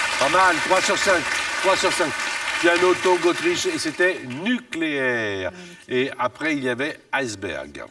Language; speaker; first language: French; native; French